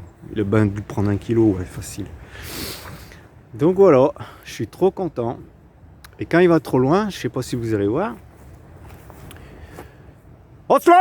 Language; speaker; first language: French; native; French